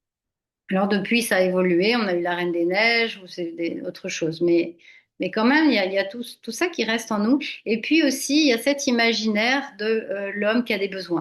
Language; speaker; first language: French; native; French